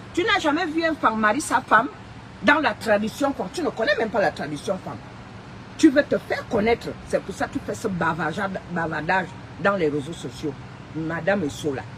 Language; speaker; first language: French; non-native, local second language; Fang